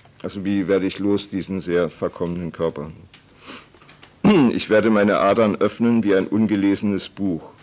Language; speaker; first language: German; native; German